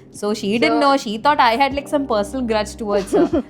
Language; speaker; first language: English; non-native, local second language; Malayalam